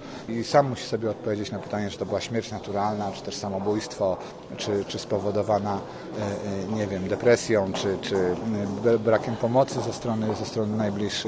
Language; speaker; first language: Polish; native; Polish